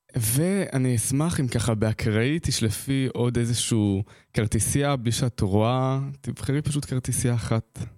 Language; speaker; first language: Hebrew; native; Hebrew